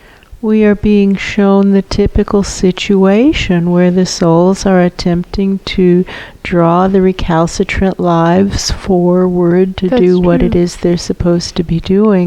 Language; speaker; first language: English; native; English